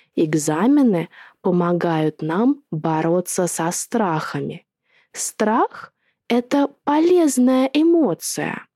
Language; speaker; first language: Russian; native; Russian